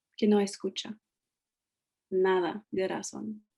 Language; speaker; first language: Spanish; non-native, fluent; French